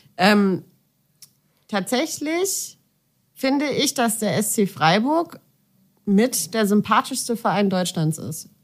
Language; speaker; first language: German; native; German